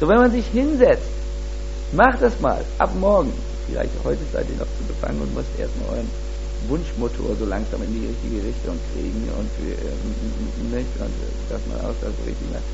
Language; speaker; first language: German; native; German